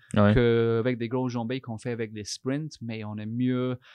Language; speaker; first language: French; non-native, fluent; English